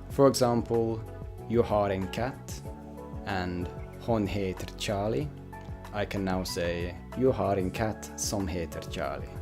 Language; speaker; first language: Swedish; non-native, learner; English